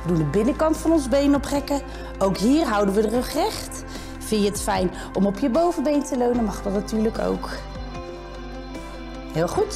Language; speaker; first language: Dutch; native; Dutch